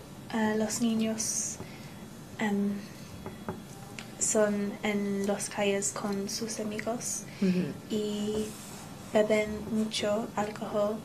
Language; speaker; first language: Spanish; non-native, learner; English